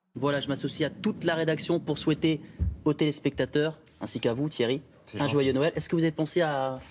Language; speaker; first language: French; native; French